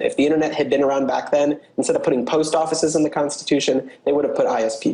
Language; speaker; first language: English; native; English